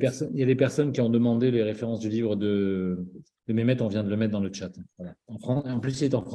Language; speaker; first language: French; native; French